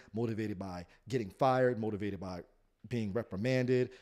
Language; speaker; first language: English; native; English